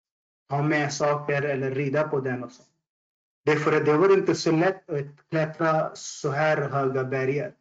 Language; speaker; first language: Swedish; non-native, fluent; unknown